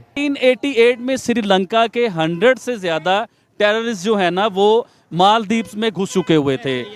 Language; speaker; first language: Urdu; non-native, local second language; Punjabi